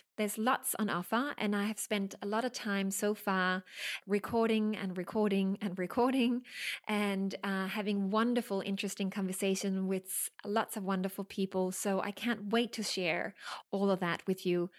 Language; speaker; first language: English; non-native, fluent; Danish